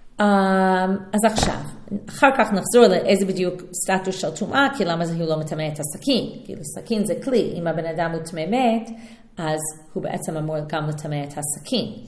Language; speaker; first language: Hebrew; non-native, fluent; English